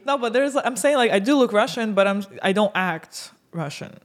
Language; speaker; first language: English; non-native, fluent; Russian